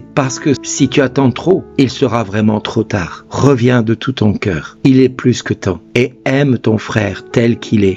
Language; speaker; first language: French; native; French